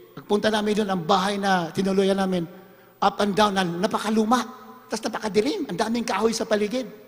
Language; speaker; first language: Filipino; non-native, local second language; Hiligaynon